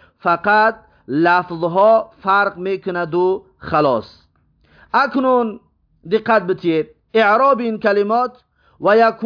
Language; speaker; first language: Persian; native; Persian